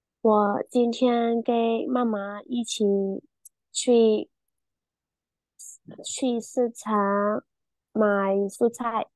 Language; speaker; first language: Chinese; non-native, learner; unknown